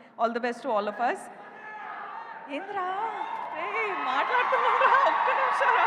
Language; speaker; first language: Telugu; non-native, local second language; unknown